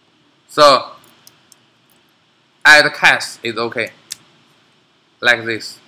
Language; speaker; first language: English; non-native, learner; Chinese